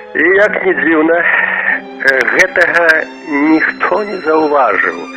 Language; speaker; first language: Belarusian; native; Belarusian